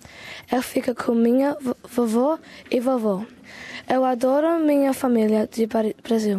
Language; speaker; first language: Portuguese; early bilingual, heritage; Portuguese